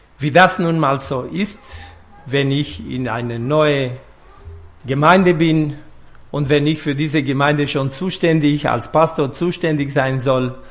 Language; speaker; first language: German; non-native, fluent; Romanian